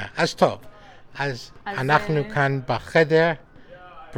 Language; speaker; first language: Hebrew; non-native, learner; English